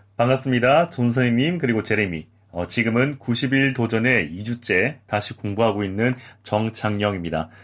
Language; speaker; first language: Korean; native; Korean